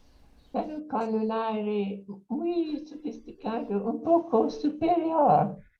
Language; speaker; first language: Spanish; non-native, learner; English